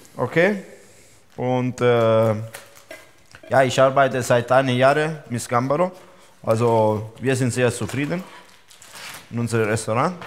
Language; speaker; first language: German; non-native, learner; Italian